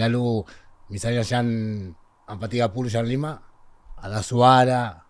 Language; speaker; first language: Indonesian; non-native, learner; Spanish